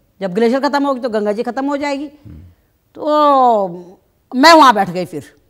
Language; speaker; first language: Hindi; native; Hindi